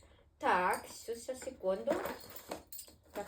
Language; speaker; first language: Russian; non-native, learner; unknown